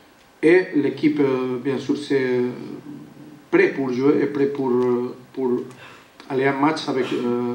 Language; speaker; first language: French; non-native, learner; Spanish